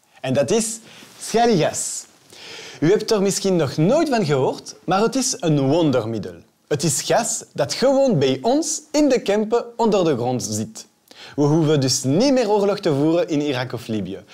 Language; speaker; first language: Dutch; non-native, local second language; French